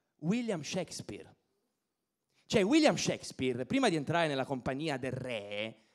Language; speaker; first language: Italian; native; Italian